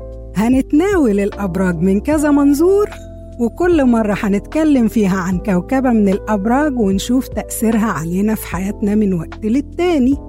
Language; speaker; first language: Arabic; native; Arabic